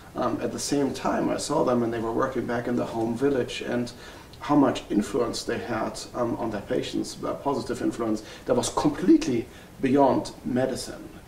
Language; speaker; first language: English; non-native, fluent; German